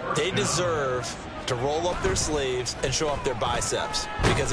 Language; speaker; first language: English; native; English